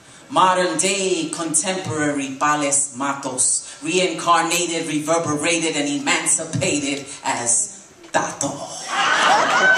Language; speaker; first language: English; early bilingual, other home language; Spanish